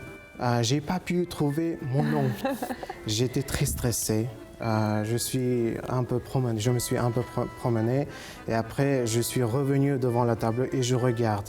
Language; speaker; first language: French; non-native, fluent; Uzbek